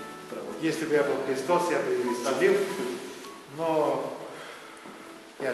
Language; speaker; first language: Romanian; non-native, local second language; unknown